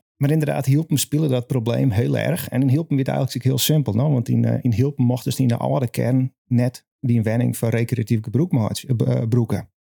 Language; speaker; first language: Dutch; non-native, local second language; Western Frisian